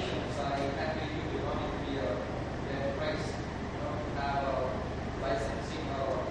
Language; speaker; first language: English; non-native, learner; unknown